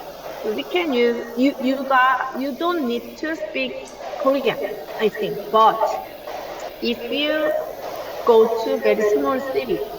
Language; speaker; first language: English; non-native, learner; Korean